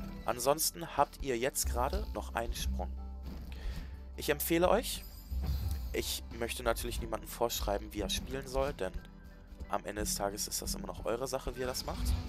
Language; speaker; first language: German; native; German